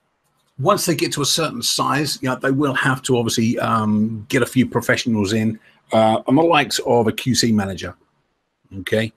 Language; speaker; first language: English; native; English